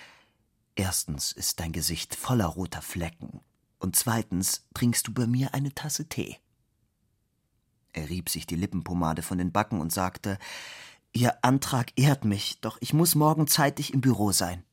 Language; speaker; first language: German; native; German